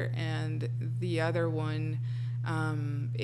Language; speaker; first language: English; non-native, fluent; Spanish